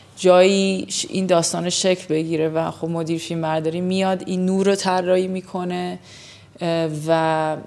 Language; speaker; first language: Persian; early bilingual, heritage; Persian